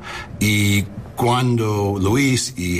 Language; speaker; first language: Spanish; non-native, learner; English